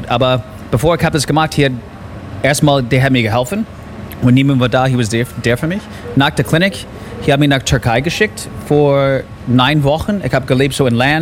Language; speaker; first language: German; non-native, fluent; English